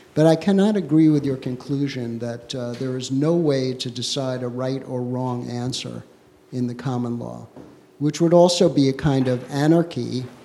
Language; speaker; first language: English; native; English